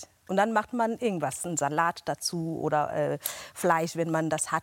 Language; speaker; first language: German; non-native, fluent; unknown